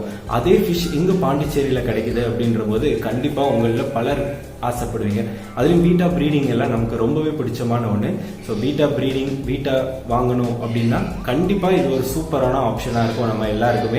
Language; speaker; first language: Tamil; native; Tamil